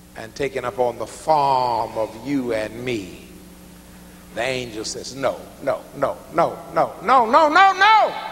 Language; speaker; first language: English; native; English